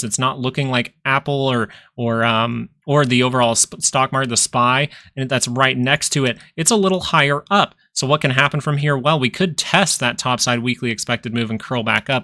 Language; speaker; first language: English; native; English